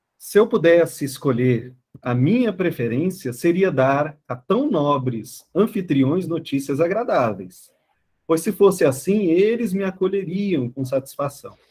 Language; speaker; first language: Portuguese; native; Portuguese